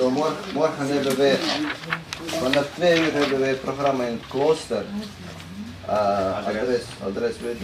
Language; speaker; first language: Dutch; non-native, fluent; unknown